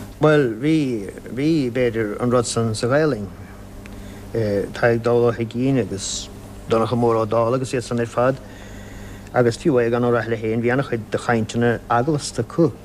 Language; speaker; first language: Irish; native; Irish